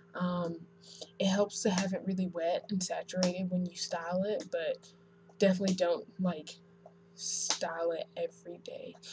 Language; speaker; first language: English; native; English